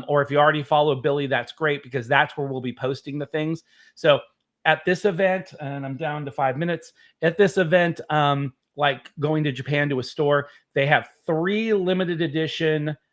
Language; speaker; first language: English; native; English